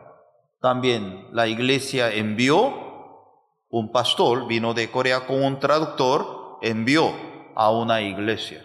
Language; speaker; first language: Spanish; non-native, fluent; Korean